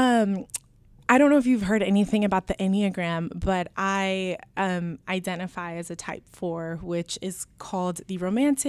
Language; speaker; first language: English; early bilingual, other home language; Spanish